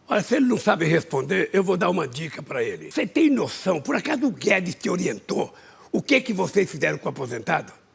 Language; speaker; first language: Portuguese; native; Portuguese